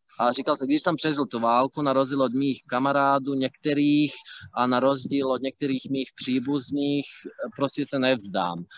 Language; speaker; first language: Czech; non-native, fluent; Bosnian